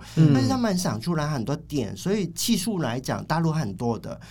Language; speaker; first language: Chinese; non-native, fluent; Cantonese